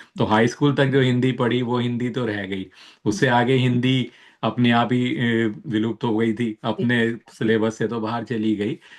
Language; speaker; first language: Hindi; native; Hindi